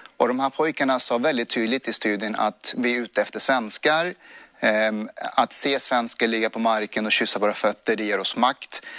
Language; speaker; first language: Swedish; early bilingual, other home language; Persian